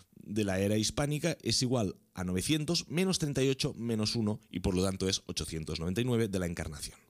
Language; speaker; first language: Spanish; non-native, local second language; Catalan